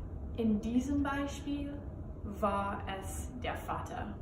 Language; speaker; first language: German; non-native, learner; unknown